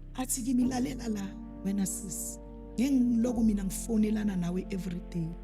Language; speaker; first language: Zulu; native; Zulu